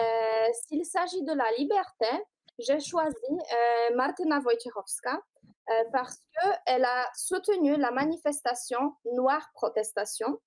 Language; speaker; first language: French; non-native, learner; Polish